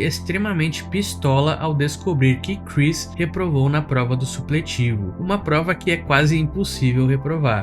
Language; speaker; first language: Portuguese; native; Portuguese